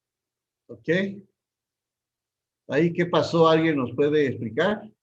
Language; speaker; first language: Spanish; native; Spanish